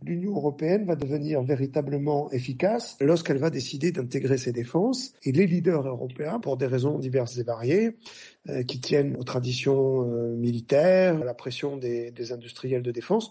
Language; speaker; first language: French; native; French